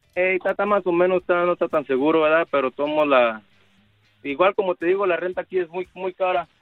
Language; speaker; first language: Spanish; early bilingual, heritage; Spanish